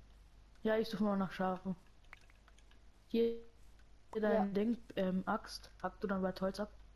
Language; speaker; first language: German; native; German